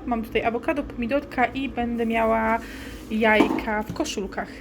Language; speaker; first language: Polish; native; Polish